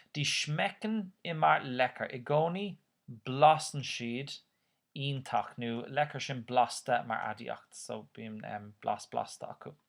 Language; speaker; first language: Irish; non-native, local second language; English